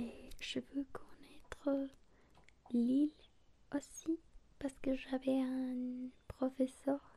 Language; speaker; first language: French; non-native, learner; Spanish